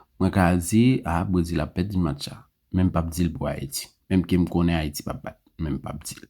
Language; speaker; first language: French; non-native, learner; Haitian Creole